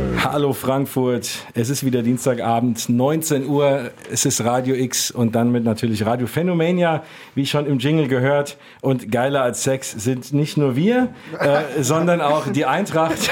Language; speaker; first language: German; native; German